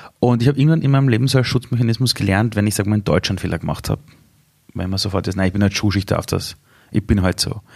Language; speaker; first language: German; early bilingual, other home language; Persian